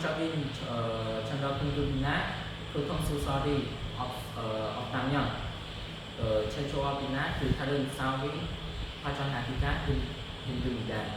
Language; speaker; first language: Korean; non-native, learner; Khmer